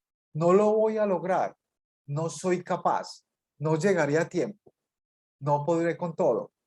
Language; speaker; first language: Spanish; native; Spanish